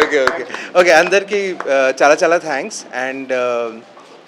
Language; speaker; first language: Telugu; non-native, learner; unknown